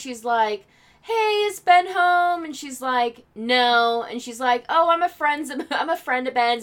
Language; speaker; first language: English; native; English